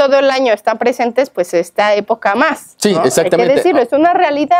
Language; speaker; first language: Spanish; native; Spanish